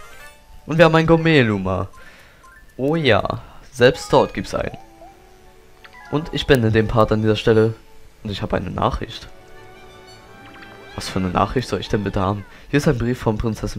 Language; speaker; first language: German; native; German